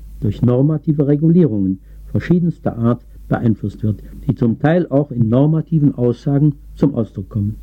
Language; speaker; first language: German; native; German